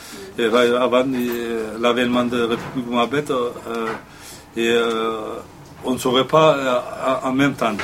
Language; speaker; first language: French; non-native, fluent; Kurdish